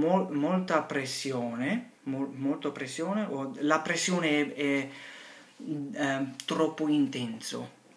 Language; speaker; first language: Italian; non-native, learner; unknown